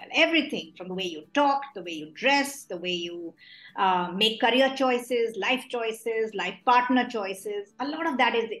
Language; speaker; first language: English; non-native, local second language; Hindi